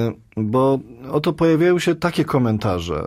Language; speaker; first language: Polish; native; Polish